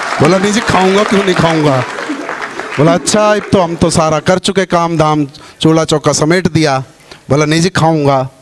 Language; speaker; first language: Hindi; native; Hindi